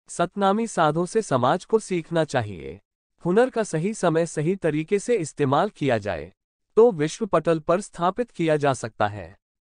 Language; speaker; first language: Hindi; native; Hindi